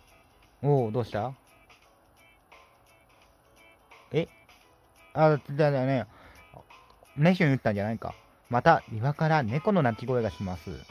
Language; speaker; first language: Japanese; native; Japanese